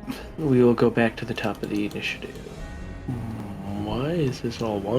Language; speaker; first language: English; native; English